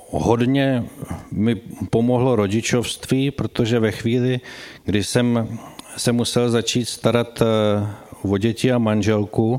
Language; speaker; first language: Czech; native; Czech